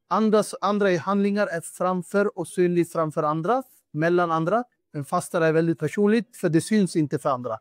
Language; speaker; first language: Swedish; non-native, fluent; Urdu